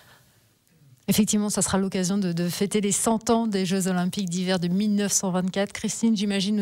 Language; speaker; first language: French; native; French